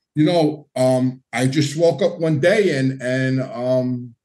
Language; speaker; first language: English; native; English